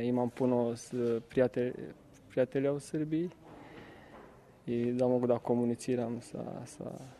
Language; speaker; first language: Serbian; non-native, learner; Romanian